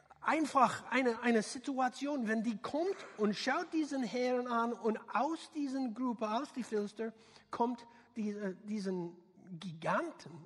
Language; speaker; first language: German; non-native, learner; English